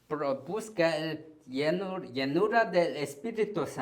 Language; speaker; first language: Spanish; non-native, learner; Korean